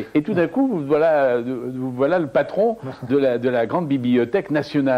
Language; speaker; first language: French; native; French